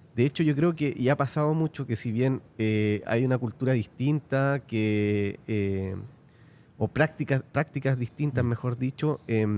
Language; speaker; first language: Spanish; native; Spanish